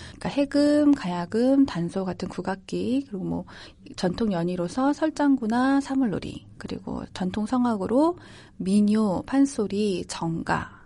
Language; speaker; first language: Korean; native; Korean